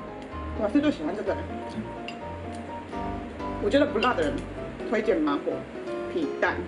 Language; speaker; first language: Chinese; native; Chinese